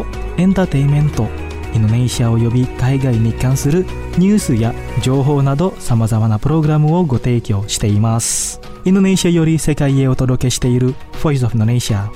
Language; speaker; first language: Japanese; non-native, fluent; Indonesian